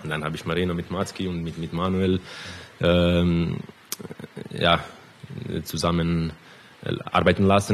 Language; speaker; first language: German; non-native, fluent; Croatian